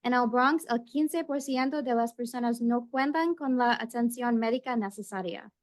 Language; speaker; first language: Spanish; non-native, learner; English